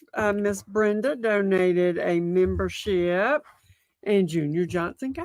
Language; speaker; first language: English; native; English